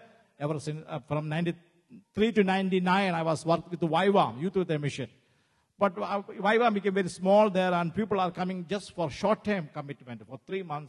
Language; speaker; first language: English; non-native, local second language; Malayalam